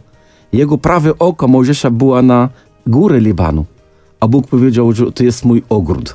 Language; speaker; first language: Polish; non-native, fluent; Arabic